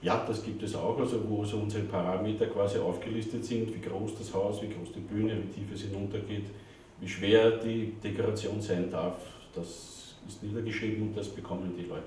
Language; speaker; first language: German; native; German